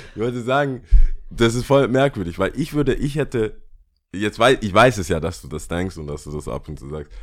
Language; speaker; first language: German; early bilingual, other home language; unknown